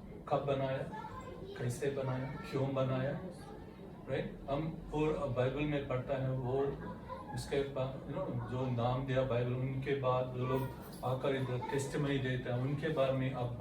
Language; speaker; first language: Hindi; non-native, local second language; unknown